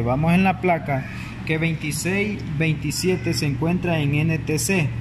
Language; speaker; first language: Spanish; native; Spanish